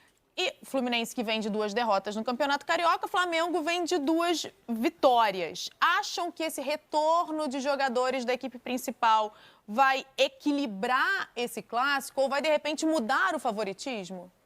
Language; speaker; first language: Portuguese; native; Portuguese